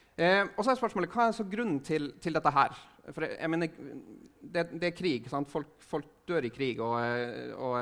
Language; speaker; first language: Norwegian; native; Norwegian